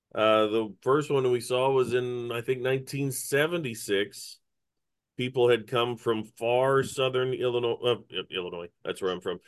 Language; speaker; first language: English; native; English